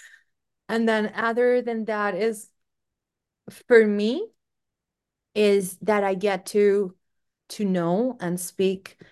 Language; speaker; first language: English; non-native, fluent; Greek